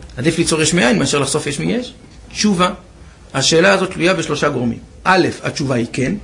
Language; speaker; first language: Hebrew; native; Hebrew